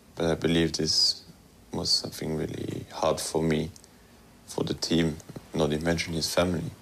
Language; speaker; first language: English; non-native, fluent; Luxembourgish